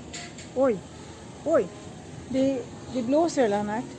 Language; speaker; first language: Swedish; non-native, fluent; Cebuano